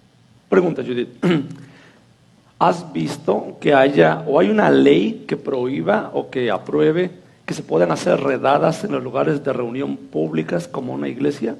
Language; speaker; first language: Spanish; native; Spanish